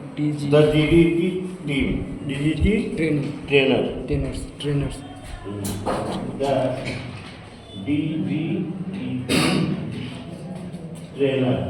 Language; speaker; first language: English; non-native, local second language; Hindi